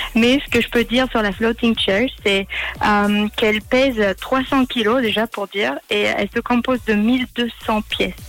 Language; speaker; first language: French; early bilingual, heritage; German